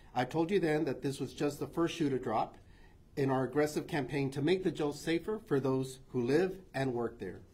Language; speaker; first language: English; early bilingual, other home language; Spanish